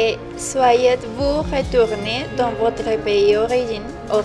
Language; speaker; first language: French; non-native, learner; Spanish